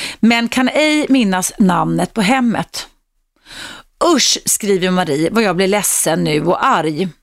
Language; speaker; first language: Swedish; native; Swedish